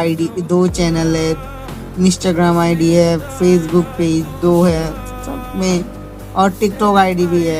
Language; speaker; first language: Hindi; non-native, fluent; Bangla